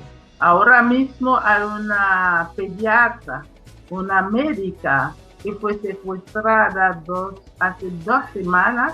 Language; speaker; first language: Spanish; non-native, fluent; Haitian Creole